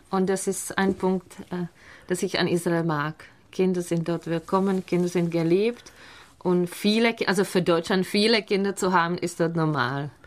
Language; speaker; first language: German; non-native, fluent; Czech